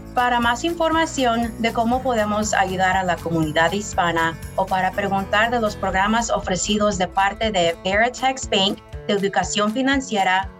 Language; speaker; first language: Spanish; early bilingual, heritage; Spanish